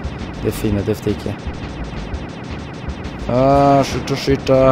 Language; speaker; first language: Norwegian; native; Norwegian